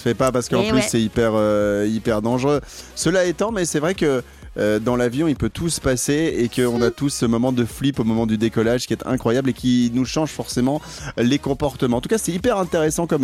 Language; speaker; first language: French; native; French